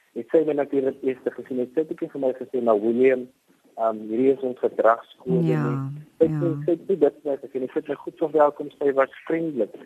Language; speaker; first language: Afrikaans; native; Afrikaans